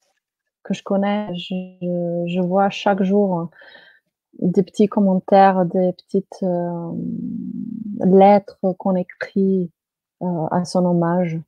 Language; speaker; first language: French; non-native, fluent; Slovenian